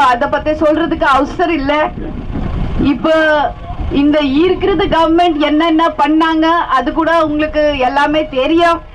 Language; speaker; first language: Tamil; non-native, fluent; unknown